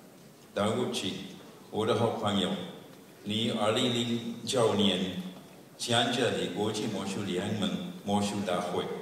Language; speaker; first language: Chinese; non-native, learner; Dutch